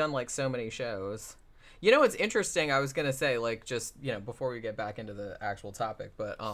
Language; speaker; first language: English; native; English